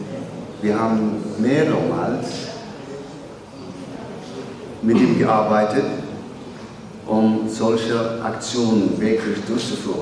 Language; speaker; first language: German; non-native, learner; Somali